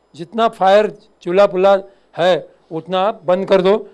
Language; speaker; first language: Hindi; non-native, local second language; Marathi